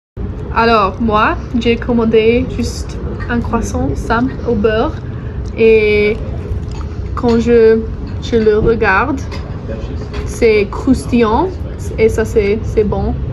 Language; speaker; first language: French; non-native, learner; English